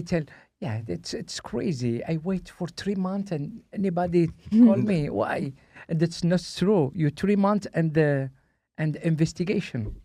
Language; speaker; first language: English; non-native, learner; Spanish